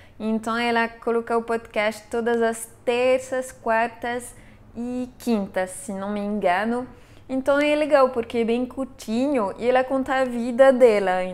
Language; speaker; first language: Portuguese; non-native, fluent; French